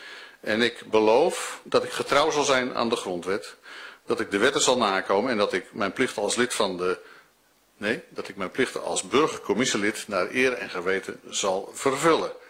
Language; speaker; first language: Dutch; native; Dutch